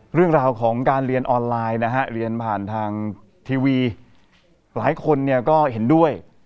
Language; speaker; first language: Thai; native; Thai